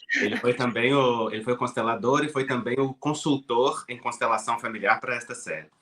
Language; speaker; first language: Portuguese; native; Portuguese